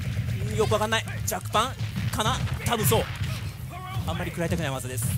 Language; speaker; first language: Japanese; native; Japanese